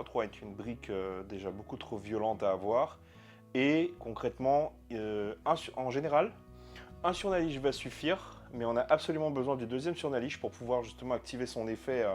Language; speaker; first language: French; native; French